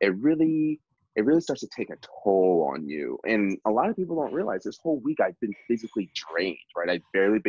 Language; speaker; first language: English; native; English